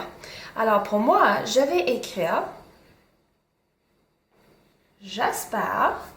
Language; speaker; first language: French; non-native, local second language; English